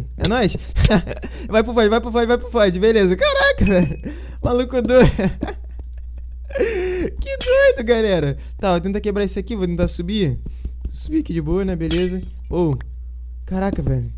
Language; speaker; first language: Portuguese; native; Portuguese